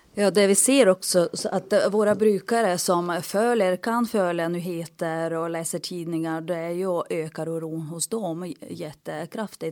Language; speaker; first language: Swedish; non-native, fluent; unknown